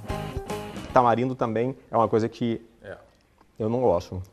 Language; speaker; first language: Portuguese; native; Portuguese